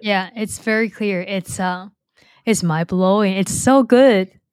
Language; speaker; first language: English; non-native, fluent; Chinese